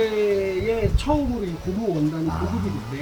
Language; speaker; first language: Korean; native; Korean